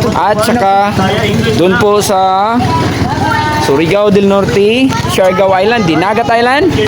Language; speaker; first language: Filipino; non-native, local second language; Cebuano